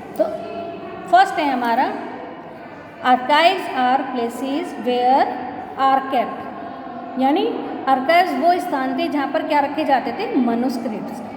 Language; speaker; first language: Hindi; native; Hindi